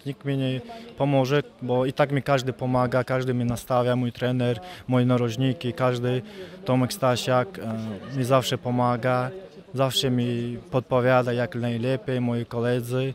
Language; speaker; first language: Polish; non-native, fluent; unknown